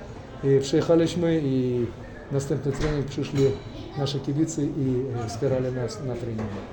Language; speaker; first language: Polish; non-native, fluent; Russian